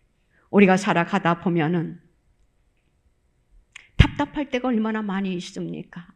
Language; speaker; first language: Korean; native; Korean